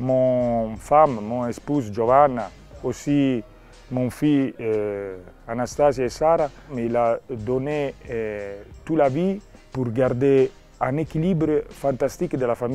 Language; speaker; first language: French; non-native, learner; Italian